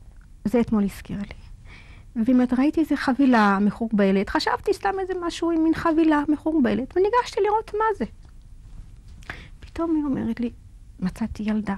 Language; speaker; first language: Hebrew; non-native, fluent; Yiddish